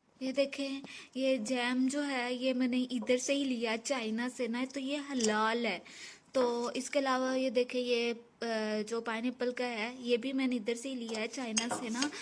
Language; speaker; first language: Urdu; non-native, local second language; Punjabi